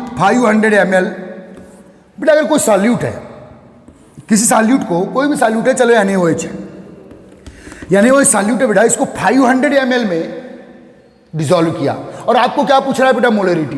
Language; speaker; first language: Hindi; native; Hindi